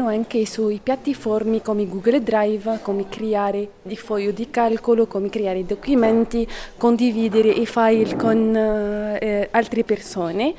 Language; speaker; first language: Italian; non-native, fluent; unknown